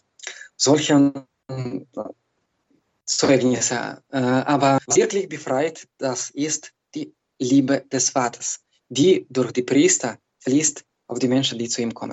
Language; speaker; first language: German; non-native, learner; Belarusian